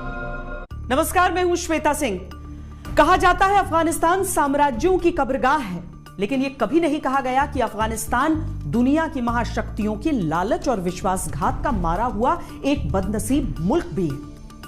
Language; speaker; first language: Hindi; native; Hindi